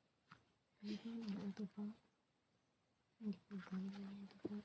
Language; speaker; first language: Filipino; non-native, local second language; Cebuano